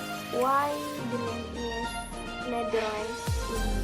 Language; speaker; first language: English; non-native, learner; Indonesian